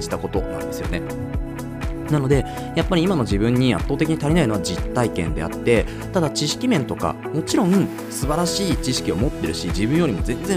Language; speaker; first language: Japanese; native; Japanese